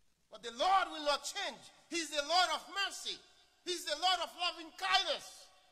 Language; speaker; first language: English; non-native, fluent; Haitian Creole